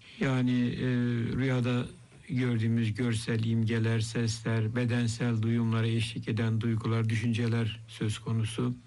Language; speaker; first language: Turkish; native; Turkish